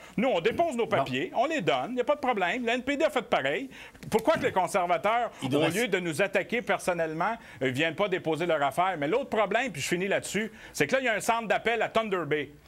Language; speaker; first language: French; native; French